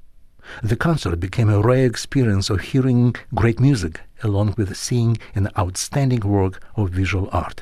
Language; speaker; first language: English; non-native, fluent; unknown